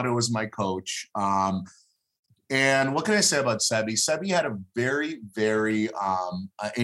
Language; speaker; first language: English; early bilingual, other home language; Hebrew